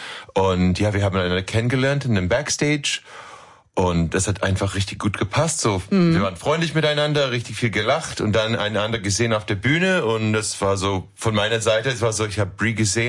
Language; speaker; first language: German; non-native, learner; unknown